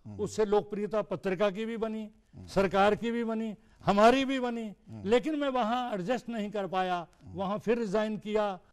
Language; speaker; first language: Hindi; non-native, local second language; Punjabi